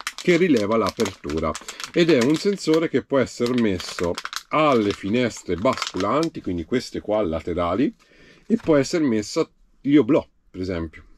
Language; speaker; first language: Italian; native; Italian